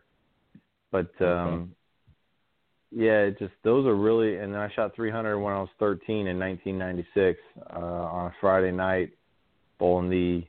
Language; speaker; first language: English; native; English